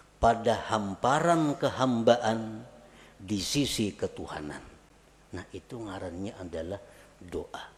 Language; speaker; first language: Indonesian; non-native, local second language; Banjar